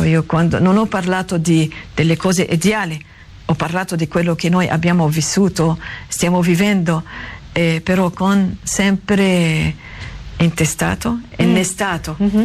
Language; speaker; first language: Italian; non-native, learner; Arabic